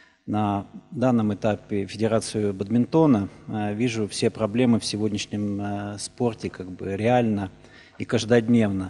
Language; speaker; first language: Russian; native; Russian